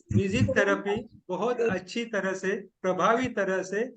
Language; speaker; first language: Hindi; non-native, local second language; Marathi